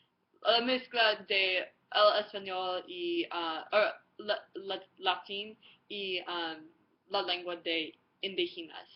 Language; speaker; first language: Spanish; non-native, learner; English